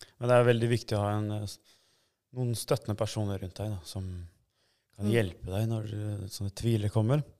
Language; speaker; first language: Norwegian; early bilingual, other home language; Albanian